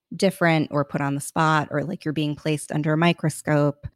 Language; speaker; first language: English; early bilingual, other home language; Hindi